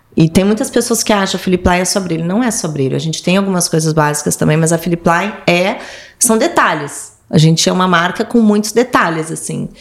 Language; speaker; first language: Portuguese; native; Portuguese